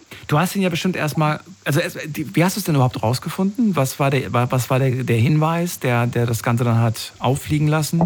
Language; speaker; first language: German; native; German